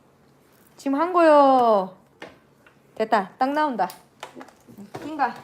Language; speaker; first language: Korean; native; Korean